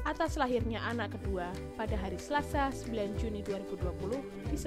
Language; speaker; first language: Indonesian; native; Indonesian